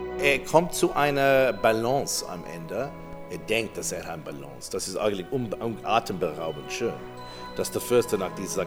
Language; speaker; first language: German; non-native, fluent; English